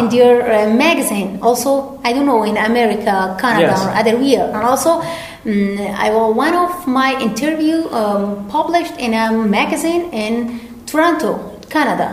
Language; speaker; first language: English; non-native, learner; Persian